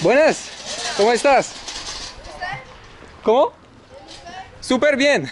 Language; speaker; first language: Spanish; non-native, learner; French